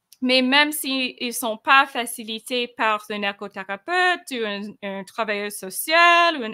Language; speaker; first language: French; non-native, fluent; English